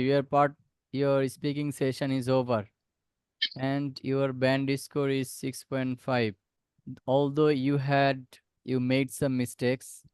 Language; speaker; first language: English; non-native, local second language; Bangla